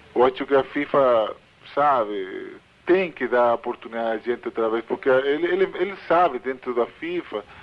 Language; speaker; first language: Portuguese; non-native, fluent; Spanish